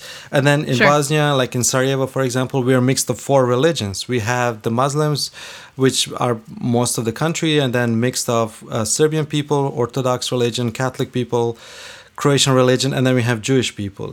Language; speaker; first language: English; non-native, fluent; Bosnian